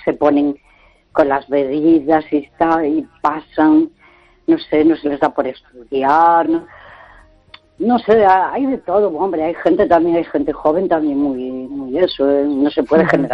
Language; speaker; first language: Spanish; native; Spanish